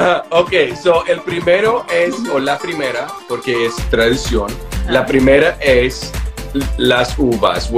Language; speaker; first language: Spanish; non-native, learner; English